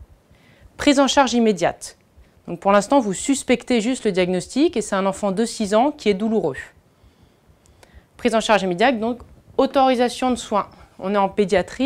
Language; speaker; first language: French; native; French